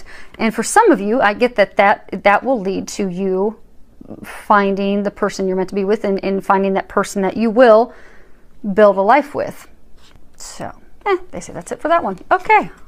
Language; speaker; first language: English; native; English